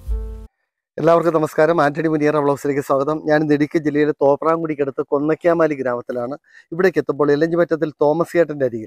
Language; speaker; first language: Malayalam; native; Malayalam